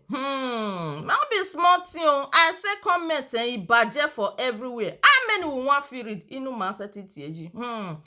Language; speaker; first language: Nigerian Pidgin; non-native, local second language; Yoruba